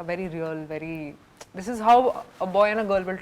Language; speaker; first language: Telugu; non-native, learner; Hindi